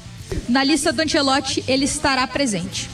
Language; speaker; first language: Portuguese; native; Portuguese